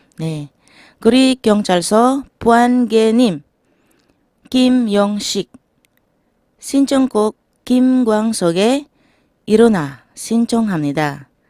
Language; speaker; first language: Korean; non-native, learner; Filipino